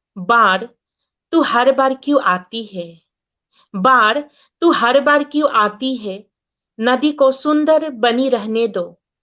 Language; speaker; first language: Hindi; non-native, local second language; Assamese